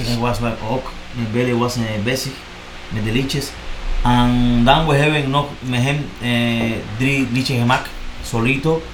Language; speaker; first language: Dutch; non-native, learner; Spanish